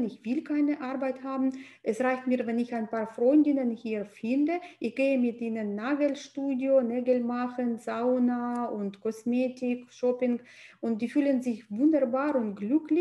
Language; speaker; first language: German; non-native, fluent; Russian